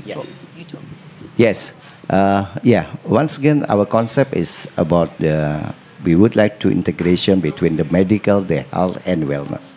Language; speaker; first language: English; non-native, learner; Indonesian